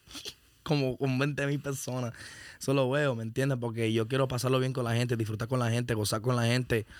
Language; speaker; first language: Spanish; early bilingual, heritage; Spanish